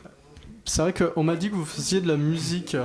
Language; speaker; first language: French; native; French